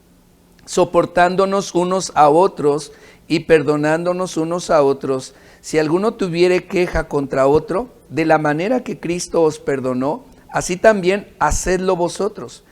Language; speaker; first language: Spanish; native; Spanish